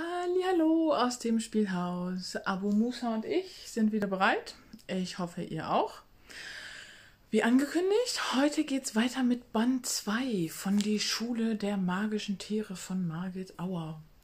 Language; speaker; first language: German; native; German